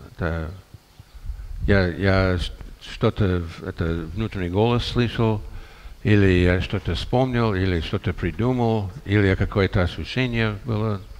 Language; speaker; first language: Russian; non-native, fluent; English